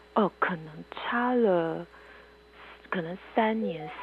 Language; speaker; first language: Chinese; native; Chinese